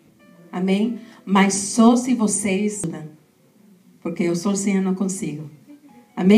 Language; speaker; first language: Portuguese; non-native, fluent; Spanish